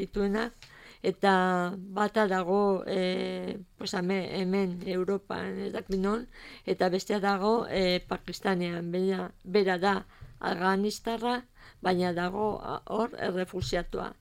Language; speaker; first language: Basque; non-native, learner; Spanish